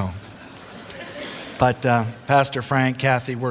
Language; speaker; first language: English; native; English